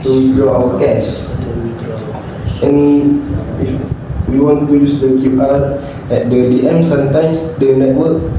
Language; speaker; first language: English; non-native, learner; Malay